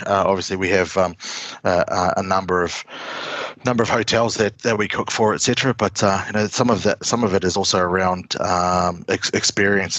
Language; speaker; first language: English; native; English